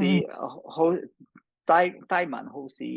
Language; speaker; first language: Chinese; non-native, fluent; English